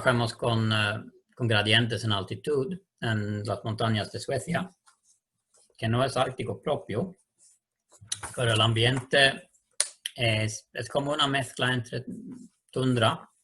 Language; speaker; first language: Spanish; non-native, learner; Swedish